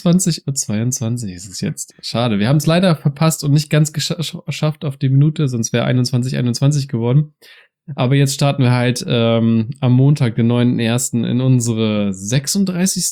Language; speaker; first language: German; native; German